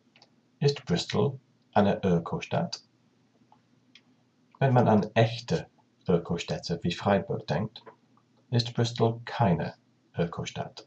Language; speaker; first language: German; non-native, learner; English